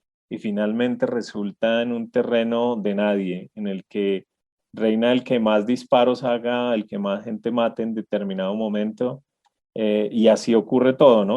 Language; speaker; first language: Spanish; native; Spanish